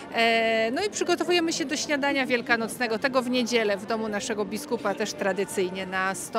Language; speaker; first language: Polish; native; Polish